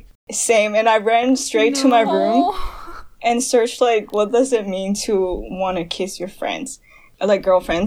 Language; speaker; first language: English; non-native, local second language; Cantonese